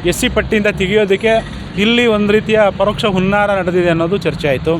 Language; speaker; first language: Kannada; non-native, local second language; Lambadi